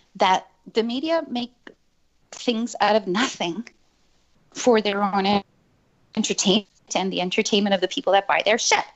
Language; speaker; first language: English; native; English